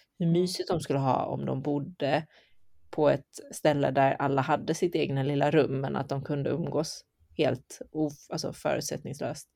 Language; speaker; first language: Swedish; early bilingual, other home language; Chinese